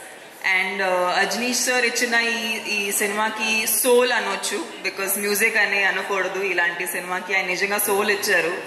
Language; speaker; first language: Telugu; non-native, fluent; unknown